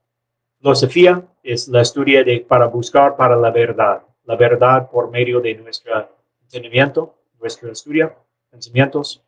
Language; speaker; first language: Spanish; non-native, learner; English